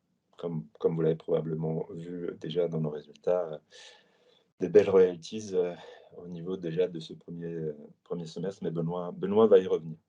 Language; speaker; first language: French; native; French